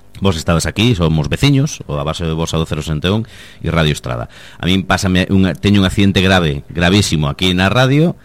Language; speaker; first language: Galician; native; Galician